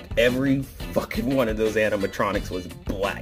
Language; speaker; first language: English; native; English